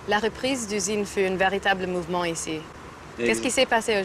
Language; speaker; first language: French; native; French